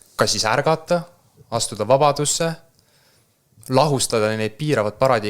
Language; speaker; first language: Estonian; native; Estonian